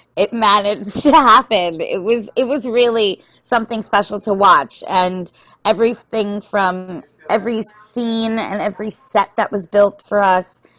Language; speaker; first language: English; native; English